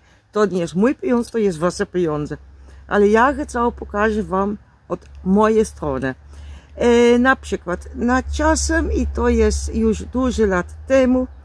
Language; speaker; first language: Polish; non-native, learner; Dutch